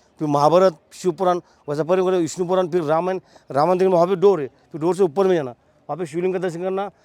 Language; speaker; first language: Hindi; non-native, local second language; Marathi